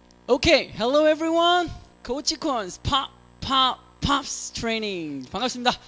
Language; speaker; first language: English; non-native, fluent; Korean